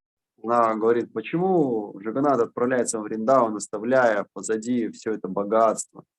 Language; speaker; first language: Russian; native; Russian